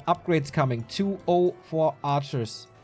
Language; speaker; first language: English; non-native, fluent; German